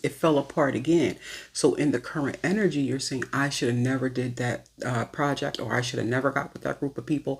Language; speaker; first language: English; native; English